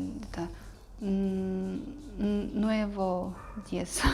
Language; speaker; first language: Spanish; non-native, learner; Russian